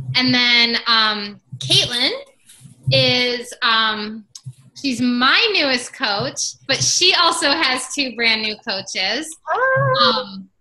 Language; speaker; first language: English; native; English